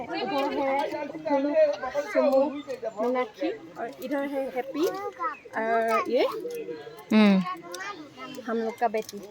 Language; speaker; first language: Hindi; non-native, local second language; Assamese